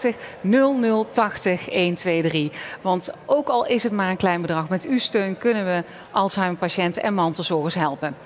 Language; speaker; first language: Dutch; native; Dutch